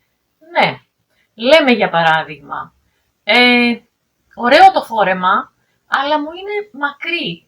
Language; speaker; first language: Greek; native; Greek